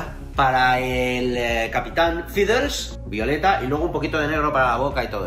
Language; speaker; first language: Spanish; native; Spanish